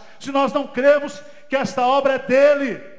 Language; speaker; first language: Portuguese; native; Portuguese